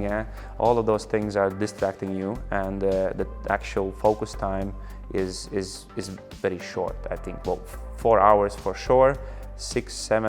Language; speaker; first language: English; non-native, fluent; Latvian